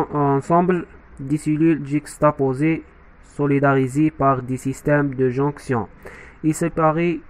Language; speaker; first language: French; non-native, local second language; Arabic